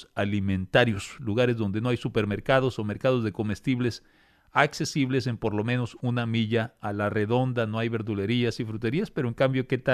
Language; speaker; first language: Spanish; native; Spanish